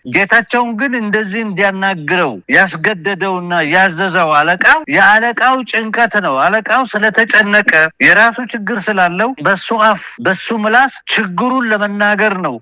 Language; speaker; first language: Amharic; non-native, local second language; Oromo